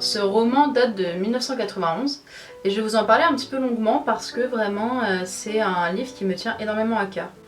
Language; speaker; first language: French; native; French